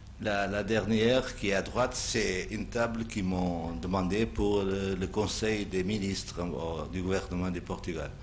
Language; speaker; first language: French; non-native, fluent; Portuguese